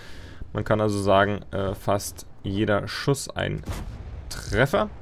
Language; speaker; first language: German; native; German